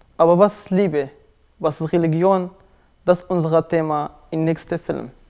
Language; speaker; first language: German; non-native, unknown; Kurdish